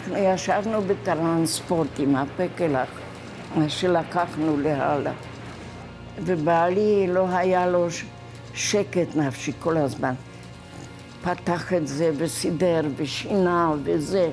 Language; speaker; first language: Hebrew; non-native, fluent; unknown